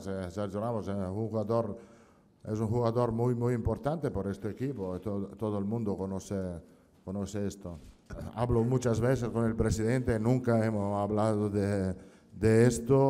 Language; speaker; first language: Spanish; non-native, fluent; Italian